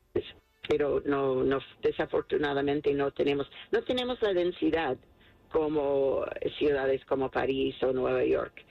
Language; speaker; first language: Spanish; non-native, fluent; English